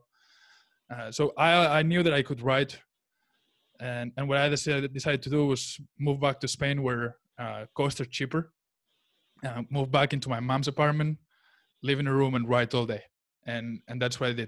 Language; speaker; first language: English; non-native, fluent; Spanish